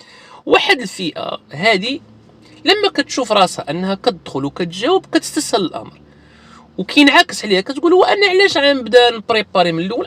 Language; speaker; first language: Arabic; native; Arabic